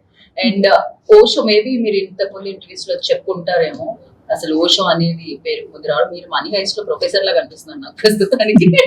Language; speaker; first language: Telugu; native; Telugu